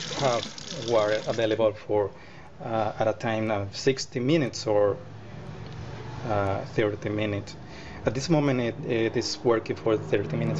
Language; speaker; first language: English; non-native, learner; Spanish